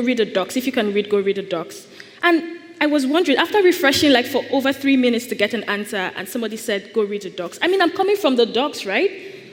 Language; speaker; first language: English; non-native, local second language; Igbo